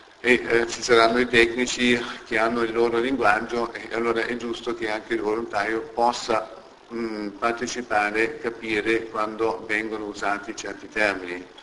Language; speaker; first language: Italian; non-native, local second language; German